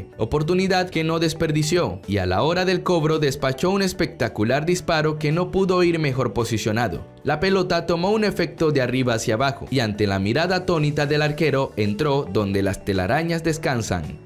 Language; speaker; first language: Spanish; native; Spanish